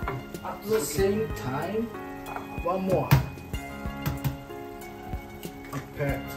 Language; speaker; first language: English; non-native, learner; Japanese